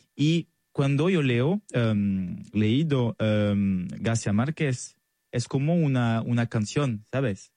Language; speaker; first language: Spanish; non-native, fluent; French